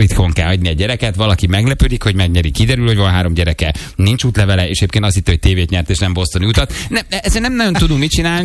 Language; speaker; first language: Hungarian; native; Hungarian